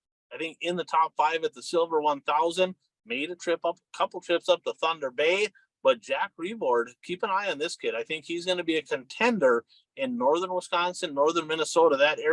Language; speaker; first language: English; native; English